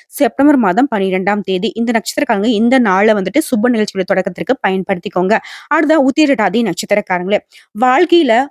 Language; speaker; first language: Tamil; native; Tamil